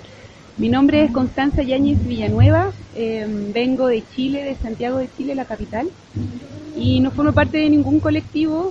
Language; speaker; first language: Spanish; native; Spanish